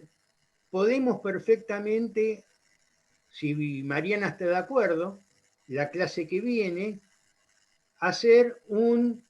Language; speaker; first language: Spanish; native; Spanish